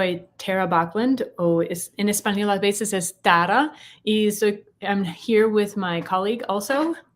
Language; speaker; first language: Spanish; non-native, learner; English